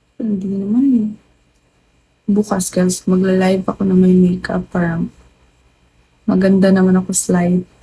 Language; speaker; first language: Filipino; non-native, local second language; Cebuano